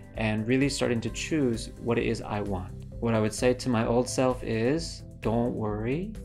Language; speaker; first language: English; native; English